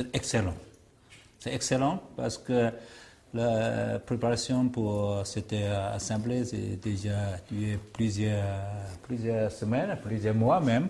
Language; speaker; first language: French; non-native, learner; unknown